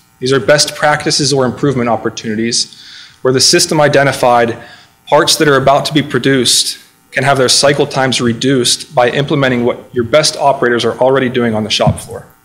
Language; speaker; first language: English; native; English